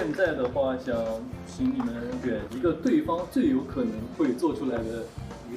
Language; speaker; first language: Chinese; native; Chinese